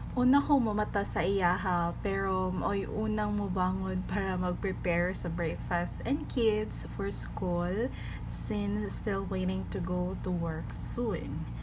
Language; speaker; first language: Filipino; non-native, local second language; Cebuano